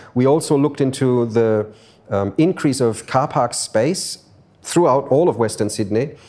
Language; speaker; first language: English; non-native, fluent; German